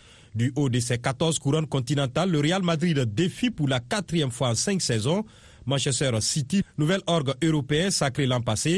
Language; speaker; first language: French; non-native, local second language; Mossi